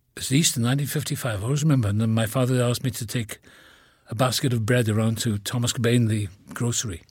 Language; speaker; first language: English; native; English